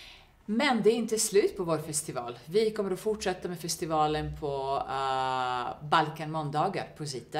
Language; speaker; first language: Swedish; non-native, fluent; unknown